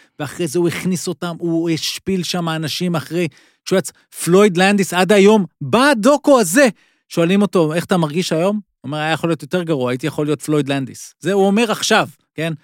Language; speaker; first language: Hebrew; native; Hebrew